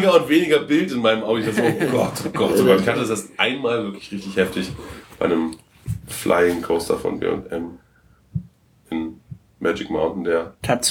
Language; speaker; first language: German; native; German